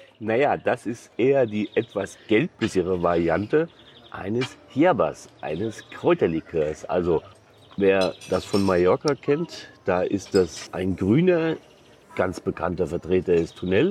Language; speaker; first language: German; native; German